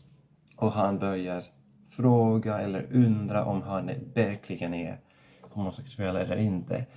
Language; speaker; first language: Swedish; non-native, fluent; Catalan